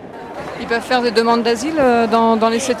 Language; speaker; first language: French; native; French